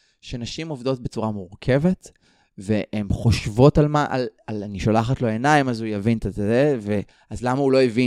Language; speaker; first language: Hebrew; native; Hebrew